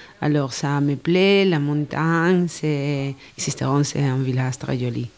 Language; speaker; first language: French; non-native, learner; Spanish